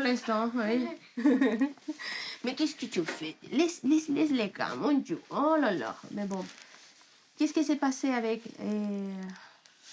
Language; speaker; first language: French; non-native, learner; Spanish